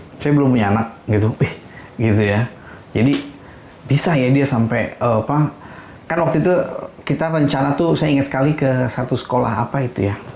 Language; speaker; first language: Indonesian; native; Indonesian